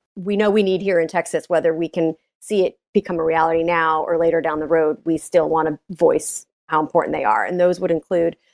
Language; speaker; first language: English; native; English